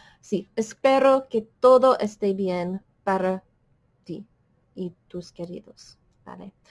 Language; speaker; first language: Spanish; non-native, fluent; English